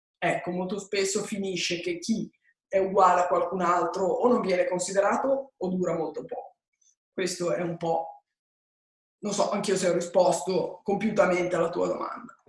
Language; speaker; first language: Italian; native; Italian